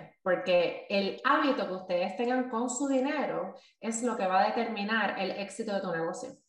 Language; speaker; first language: Spanish; native; Spanish